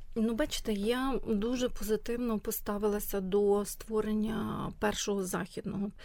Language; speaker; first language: Ukrainian; native; Ukrainian